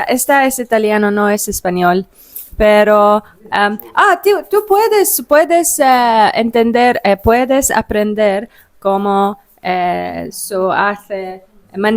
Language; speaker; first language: Spanish; non-native, learner; Arabic